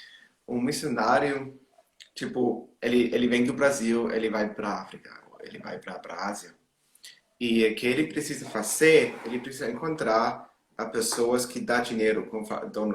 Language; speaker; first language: Portuguese; non-native, learner; German